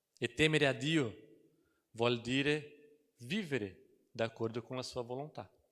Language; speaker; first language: Italian; non-native, fluent; Portuguese